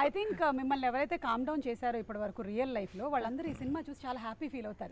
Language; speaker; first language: Telugu; native; Telugu